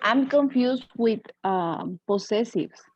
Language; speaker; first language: English; non-native, learner; Spanish